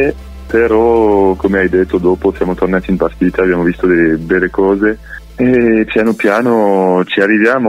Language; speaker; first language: Italian; non-native, fluent; French